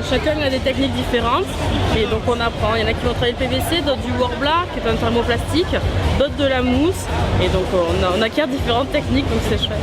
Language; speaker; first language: French; native; French